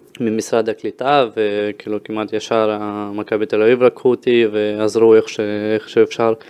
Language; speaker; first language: Hebrew; early bilingual, other home language; Russian